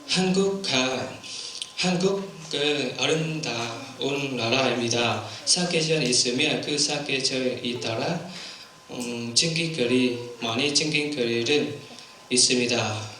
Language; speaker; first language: Korean; non-native, learner; Vietnamese